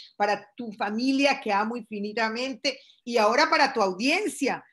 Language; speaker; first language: Spanish; native; Spanish